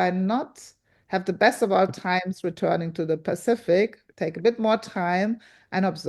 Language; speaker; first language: English; non-native, fluent; German